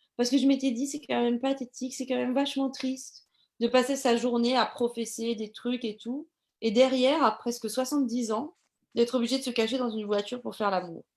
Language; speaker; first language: French; native; French